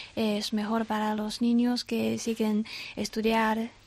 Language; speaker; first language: Spanish; non-native, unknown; Chinese